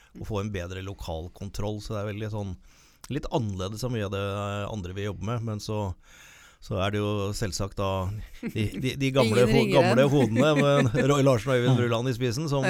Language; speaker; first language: Norwegian; native; Norwegian